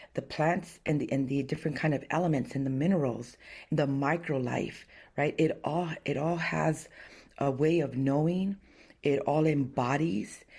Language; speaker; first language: English; early bilingual, other home language; Spanish